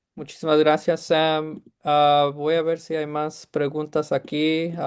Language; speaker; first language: Spanish; early bilingual, heritage; Spanish